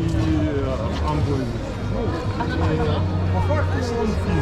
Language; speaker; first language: Russian; native; Russian